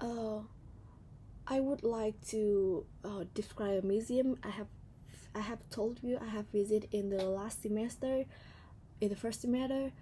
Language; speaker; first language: English; non-native, learner; Vietnamese